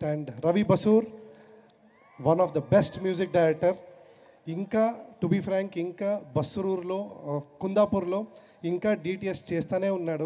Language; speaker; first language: Telugu; non-native, fluent; Kannada